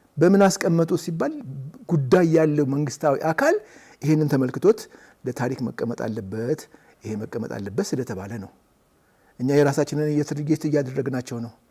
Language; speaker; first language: Amharic; native; Amharic